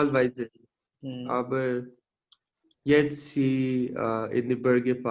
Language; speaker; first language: German; non-native, learner; Hindi